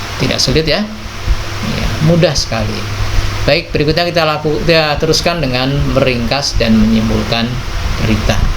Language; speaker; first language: Indonesian; native; Indonesian